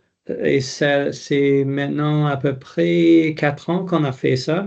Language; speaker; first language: French; non-native, local second language; English